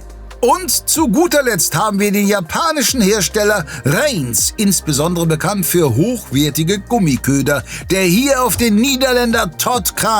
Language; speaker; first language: German; native; German